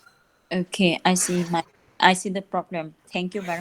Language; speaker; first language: English; non-native, learner; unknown